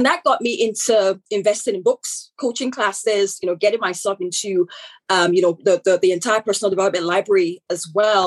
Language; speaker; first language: English; non-native, local second language; Yoruba